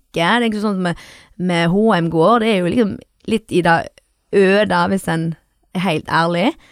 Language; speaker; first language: Norwegian; native; Norwegian